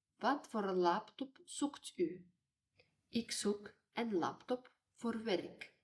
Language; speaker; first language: Dutch; non-native, fluent; Ukrainian